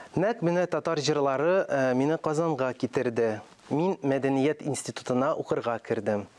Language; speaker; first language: Tatar; non-native, local second language; Russian